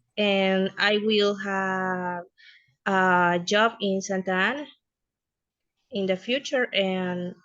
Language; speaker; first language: English; non-native, learner; Spanish